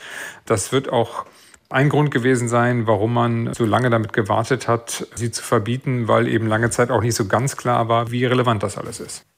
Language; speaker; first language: German; native; German